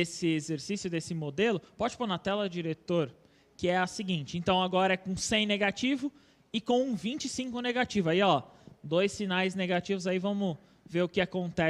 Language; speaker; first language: Portuguese; native; Portuguese